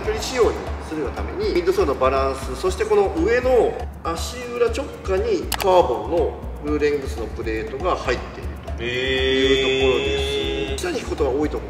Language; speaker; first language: Japanese; native; Japanese